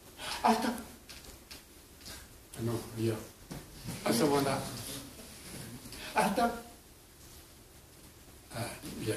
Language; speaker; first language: French; non-native, learner; Japanese